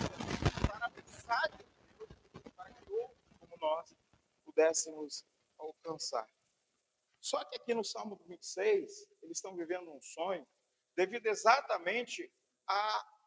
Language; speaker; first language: Portuguese; native; Portuguese